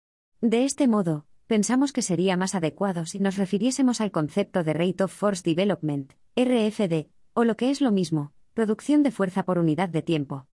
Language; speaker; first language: Spanish; native; Spanish